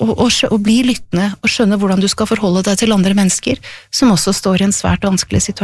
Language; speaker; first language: Norwegian; native; Norwegian